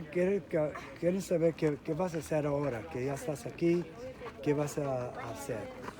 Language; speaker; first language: Spanish; early bilingual, heritage; English